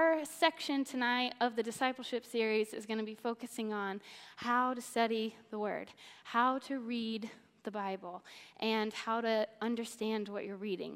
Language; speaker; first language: English; native; English